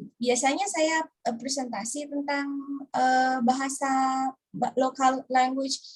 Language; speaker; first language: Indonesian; native; Indonesian